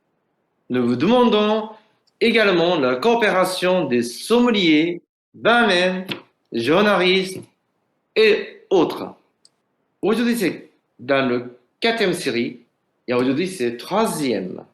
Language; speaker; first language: French; non-native, learner; Japanese